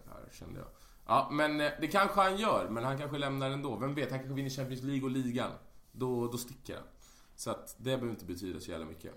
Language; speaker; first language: Swedish; native; Swedish